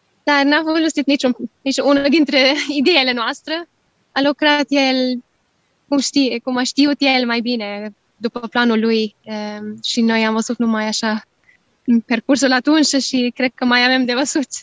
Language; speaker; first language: Romanian; non-native, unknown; Norwegian